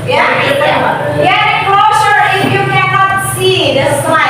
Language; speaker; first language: English; non-native, learner; Indonesian